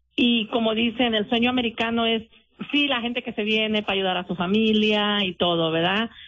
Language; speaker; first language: Spanish; native; Spanish